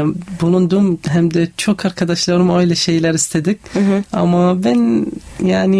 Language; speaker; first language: Turkish; non-native, learner; Arabic